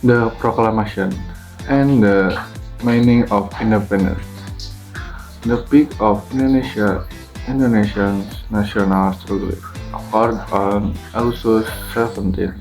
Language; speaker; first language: English; non-native, fluent; Indonesian